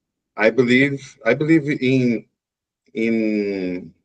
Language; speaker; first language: English; non-native, learner; Portuguese